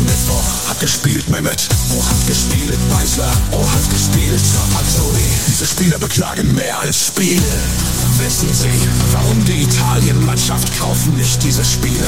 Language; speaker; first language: German; non-native, learner; Italian